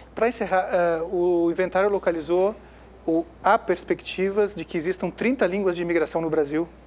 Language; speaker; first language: Portuguese; native; Portuguese